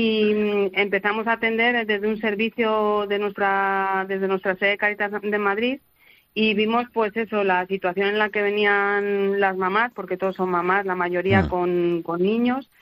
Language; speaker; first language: Spanish; native; Spanish